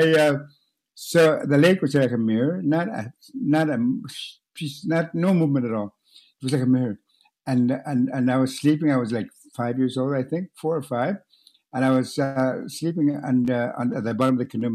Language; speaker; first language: English; non-native, fluent; Cree